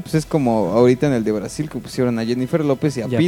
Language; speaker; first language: Spanish; native; Spanish